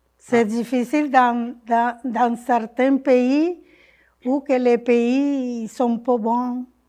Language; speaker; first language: French; non-native, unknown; Spanish